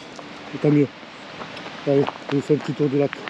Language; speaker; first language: French; native; French